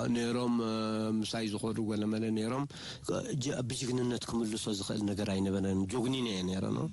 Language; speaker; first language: Tigrinya; non-native, local second language; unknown